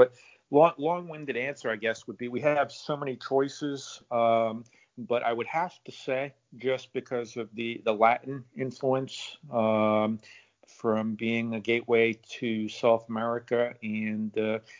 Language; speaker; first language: English; native; English